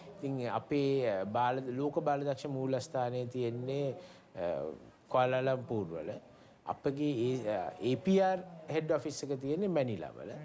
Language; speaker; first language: Sinhala; native; Sinhala